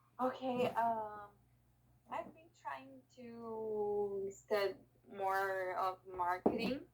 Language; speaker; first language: English; non-native, learner; Portuguese